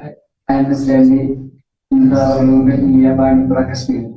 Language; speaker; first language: English; non-native, learner; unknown